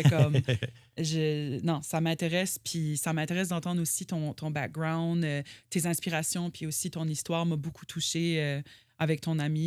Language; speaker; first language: French; native; French